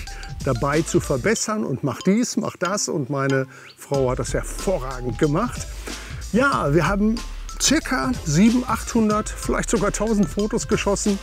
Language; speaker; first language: German; native; German